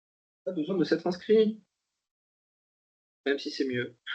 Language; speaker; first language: French; native; French